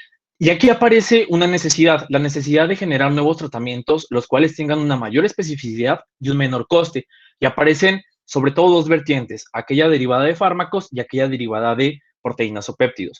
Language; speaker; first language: Spanish; native; Spanish